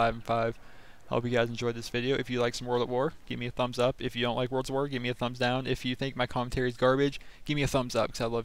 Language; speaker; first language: English; native; English